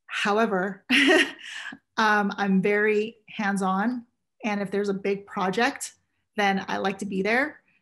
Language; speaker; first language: English; native; English